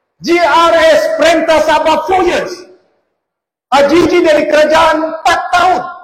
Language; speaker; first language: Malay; native; Malay